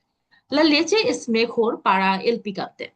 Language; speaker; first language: Spanish; non-native, learner; Bangla